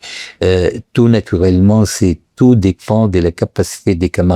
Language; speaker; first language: French; non-native, local second language; Arabic